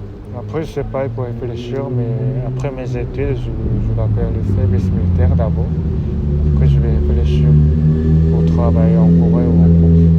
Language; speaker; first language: French; non-native, fluent; Korean